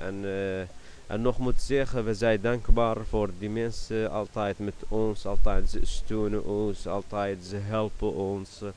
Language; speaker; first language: Dutch; non-native, learner; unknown